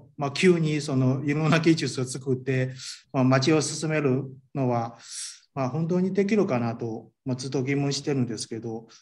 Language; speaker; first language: Japanese; non-native, fluent; Chinese